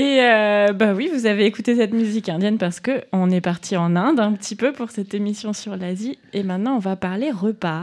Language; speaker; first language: French; native; French